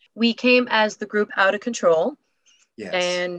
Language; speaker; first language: English; native; English